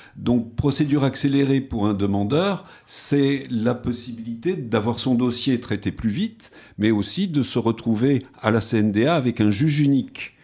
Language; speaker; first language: French; native; French